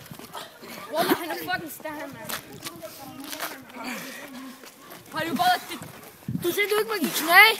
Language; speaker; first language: Danish; early bilingual, other home language; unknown